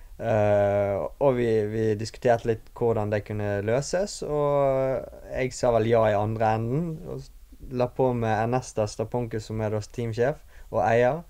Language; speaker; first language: Norwegian; native; Norwegian